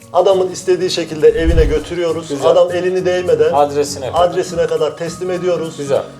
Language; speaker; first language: Turkish; native; Turkish